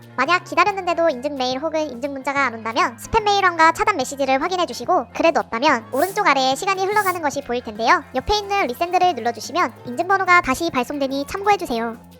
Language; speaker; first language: Korean; native; Korean